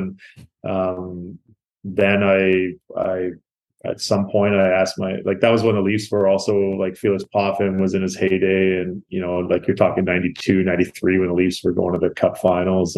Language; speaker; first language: English; native; English